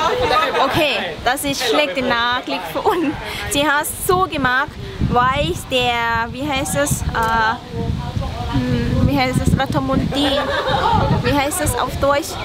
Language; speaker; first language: German; non-native, learner; Thai